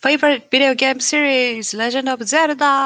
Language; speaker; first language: English; non-native, learner; Japanese